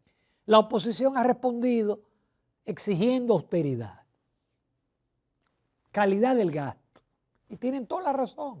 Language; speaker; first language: Spanish; native; Spanish